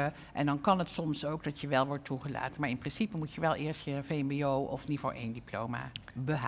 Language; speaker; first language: Dutch; native; Dutch